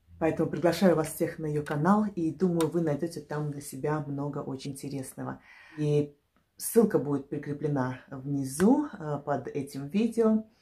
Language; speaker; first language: Russian; native; Russian